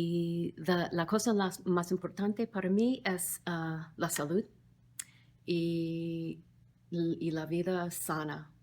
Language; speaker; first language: Spanish; non-native, fluent; English